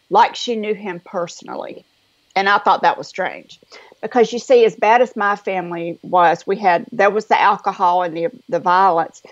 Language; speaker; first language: English; native; English